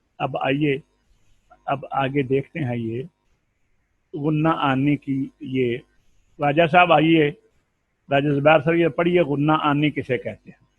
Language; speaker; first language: Urdu; non-native, local second language; Punjabi